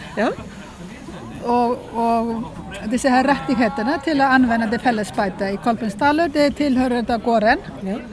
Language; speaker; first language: Swedish; non-native, fluent; Icelandic